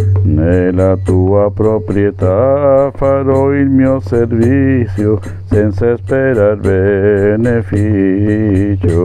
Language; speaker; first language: Italian; non-native, learner; Spanish